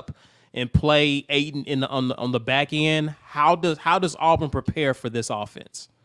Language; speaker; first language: English; native; English